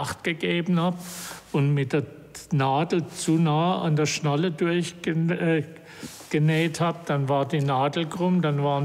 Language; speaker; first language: German; native; German